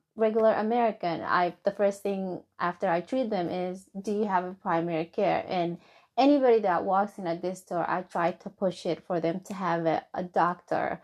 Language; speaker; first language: English; non-native, fluent; Somali